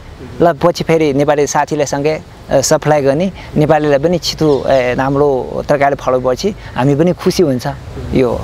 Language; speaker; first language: Nepali; non-native, learner; Chinese